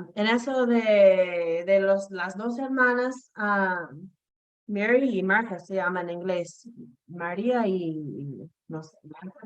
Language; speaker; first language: Spanish; non-native, fluent; English